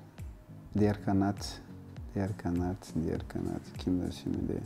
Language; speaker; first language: Turkish; non-native, learner; Portuguese